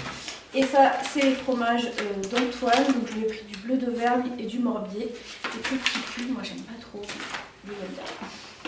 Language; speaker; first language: French; native; French